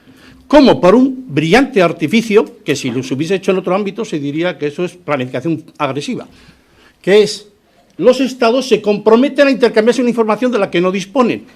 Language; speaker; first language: Spanish; native; Spanish